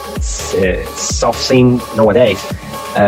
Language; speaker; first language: English; non-native, fluent; Spanish